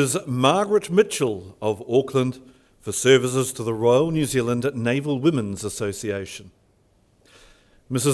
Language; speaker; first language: English; native; English